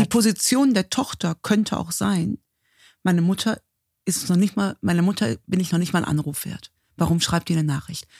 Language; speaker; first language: German; native; German